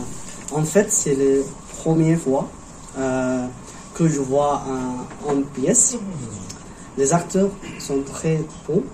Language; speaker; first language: French; non-native, learner; Arabic